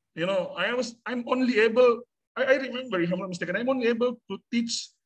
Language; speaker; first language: English; non-native, fluent; Indonesian